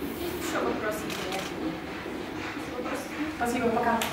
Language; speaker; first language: Russian; native; Russian